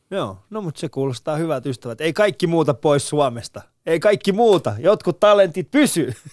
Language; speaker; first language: Finnish; early bilingual, other home language; Persian